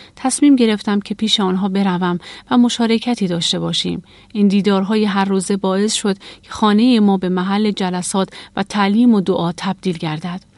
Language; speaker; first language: Persian; native; Persian